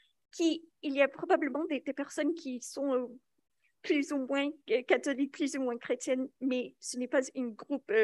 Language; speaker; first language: French; non-native, local second language; English